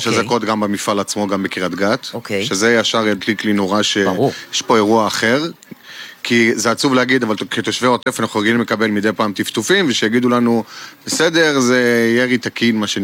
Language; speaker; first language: Hebrew; native; Hebrew